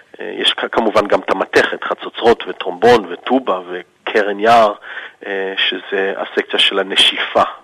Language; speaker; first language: Hebrew; early bilingual, heritage; Hebrew